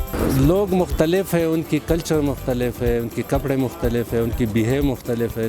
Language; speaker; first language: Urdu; non-native, local second language; Pashto